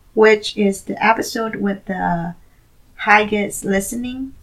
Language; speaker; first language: English; non-native, fluent; Vietnamese